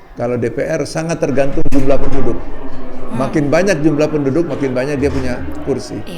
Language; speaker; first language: Indonesian; native; Indonesian